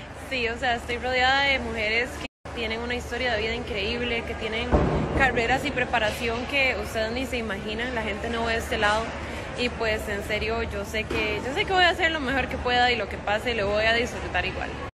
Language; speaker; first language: Spanish; native; Spanish